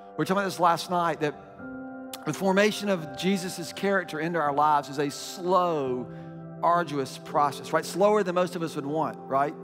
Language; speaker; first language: English; native; English